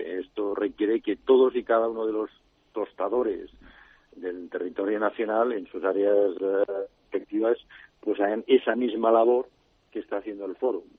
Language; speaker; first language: Spanish; native; Spanish